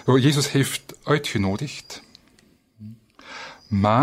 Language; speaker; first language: Dutch; non-native, fluent; German